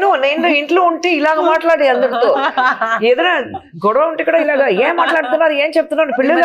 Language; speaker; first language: Telugu; non-native, fluent; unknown